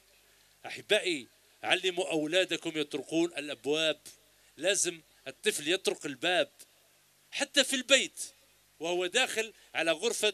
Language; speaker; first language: Arabic; native; Arabic